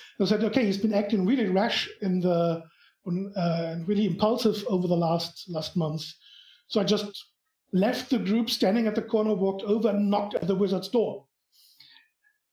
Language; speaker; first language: English; non-native, fluent; German